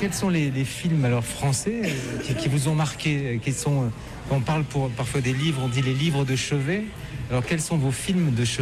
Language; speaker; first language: French; native; French